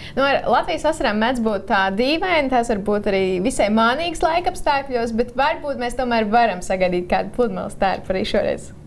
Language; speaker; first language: Latvian; native; Latvian